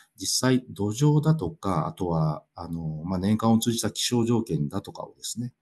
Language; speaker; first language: Japanese; native; Japanese